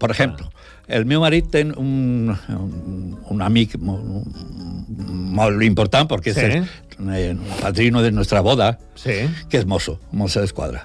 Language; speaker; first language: Catalan; non-native, learner; Portuguese